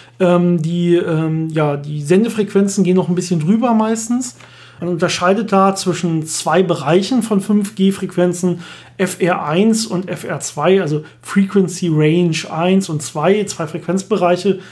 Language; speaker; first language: German; native; German